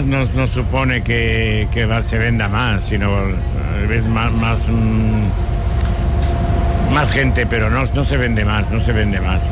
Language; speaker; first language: Spanish; native; Spanish